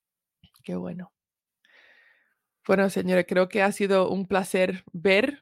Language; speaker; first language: Spanish; early bilingual, heritage; Spanish